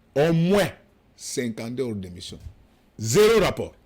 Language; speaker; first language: French; non-native, local second language; Lingala